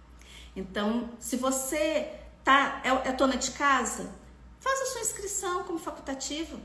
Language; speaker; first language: Portuguese; native; Portuguese